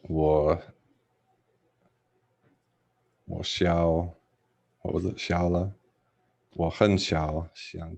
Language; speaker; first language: Chinese; non-native, learner; English